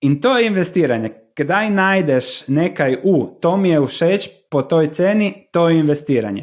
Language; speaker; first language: Slovenian; non-native, learner; Croatian